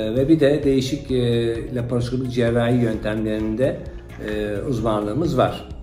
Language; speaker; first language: Turkish; native; Turkish